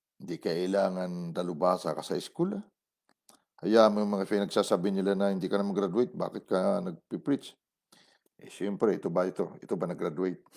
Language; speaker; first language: Filipino; non-native, local second language; Cebuano